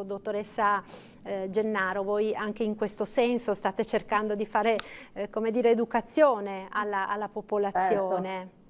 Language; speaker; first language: Italian; native; Italian